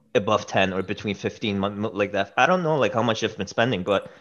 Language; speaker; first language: English; early bilingual, other home language; German